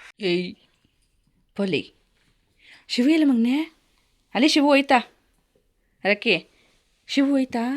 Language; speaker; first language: Kannada; native; Kannada